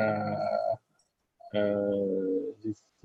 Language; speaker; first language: English; non-native, learner; Arabic